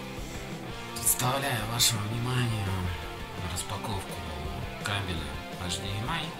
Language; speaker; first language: Russian; native; Russian